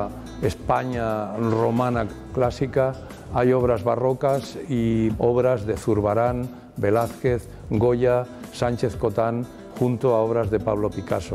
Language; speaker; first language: Spanish; native; Spanish